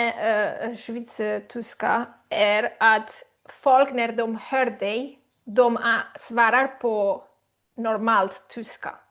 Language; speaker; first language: Swedish; non-native, learner; Spanish